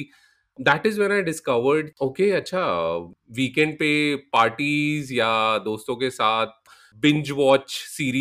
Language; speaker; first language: English; non-native, local second language; Hindi